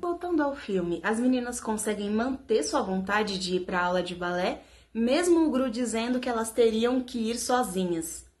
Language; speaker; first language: Portuguese; native; Portuguese